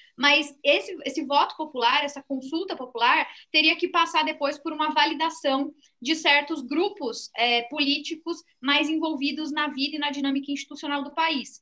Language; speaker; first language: Portuguese; native; Portuguese